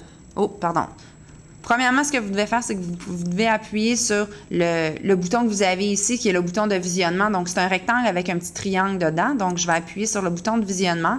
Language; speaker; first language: French; native; French